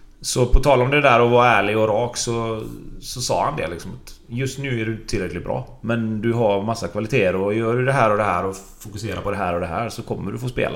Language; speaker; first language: Swedish; native; Swedish